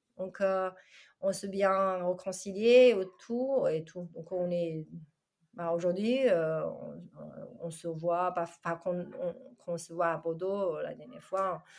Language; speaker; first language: French; non-native, fluent; Chinese